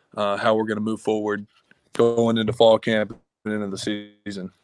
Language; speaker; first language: English; native; English